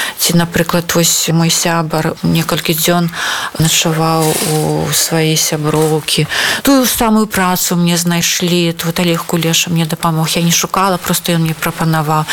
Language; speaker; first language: Belarusian; non-native, local second language; Russian